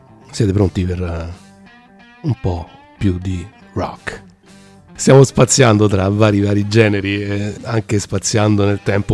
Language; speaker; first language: Italian; native; Italian